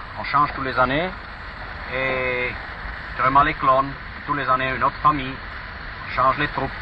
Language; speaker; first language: French; non-native, fluent; German